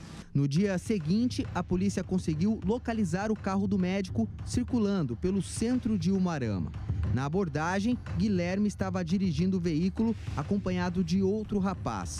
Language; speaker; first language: Portuguese; native; Portuguese